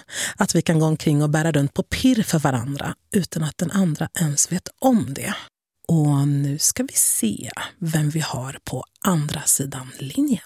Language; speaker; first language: Swedish; native; Swedish